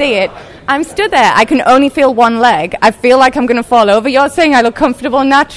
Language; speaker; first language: English; native; English